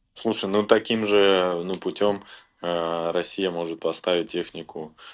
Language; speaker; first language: Russian; native; Russian